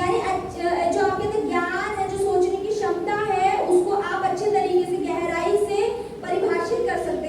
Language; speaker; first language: Hindi; native; Hindi